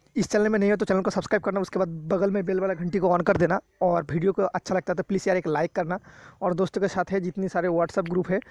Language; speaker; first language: Hindi; non-native, local second language; Bangla